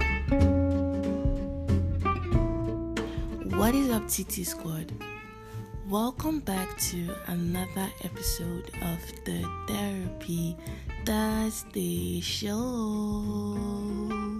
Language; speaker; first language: English; non-native, local second language; Yoruba